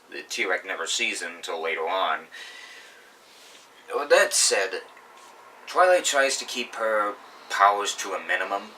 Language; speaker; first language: English; native; English